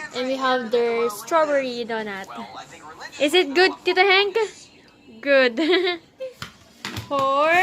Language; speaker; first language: English; non-native, local second language; Filipino